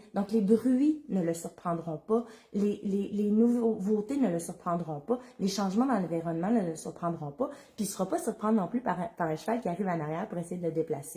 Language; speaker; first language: French; native; French